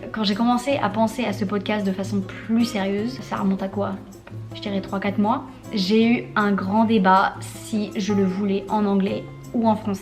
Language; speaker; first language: French; native; French